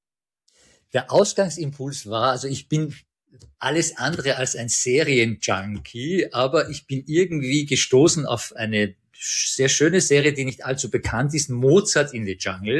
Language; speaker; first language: German; early bilingual, other home language; Persian